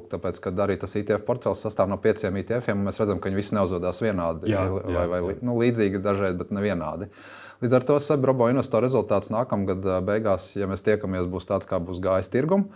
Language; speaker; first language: Latvian; native; Latvian